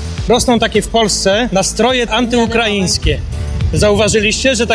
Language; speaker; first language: Polish; native; Polish